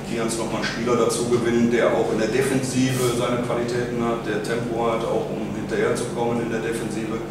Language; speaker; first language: German; native; German